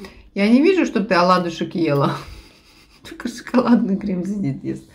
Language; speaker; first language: Russian; native; Russian